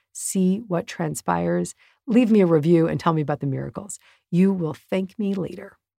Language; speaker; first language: English; native; English